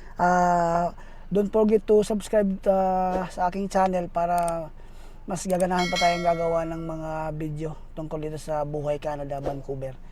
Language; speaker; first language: Filipino; non-native, local second language; Cebuano